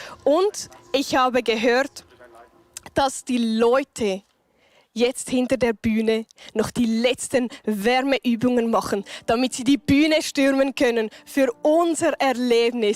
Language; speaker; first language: German; native; German